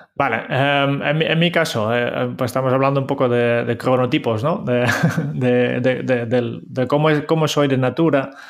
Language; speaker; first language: Spanish; non-native, fluent; Dutch